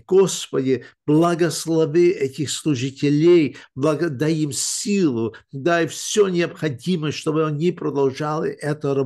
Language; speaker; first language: Russian; early bilingual, heritage; English